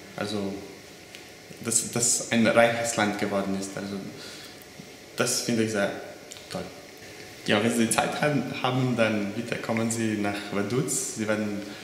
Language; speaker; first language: German; non-native, fluent; Slovenian